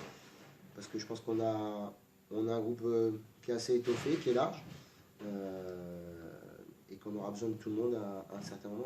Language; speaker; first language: French; native; French